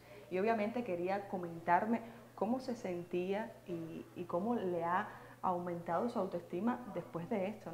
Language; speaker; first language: Spanish; native; Spanish